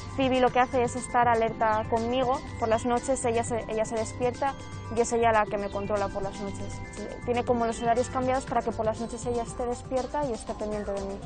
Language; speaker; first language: Spanish; native; Spanish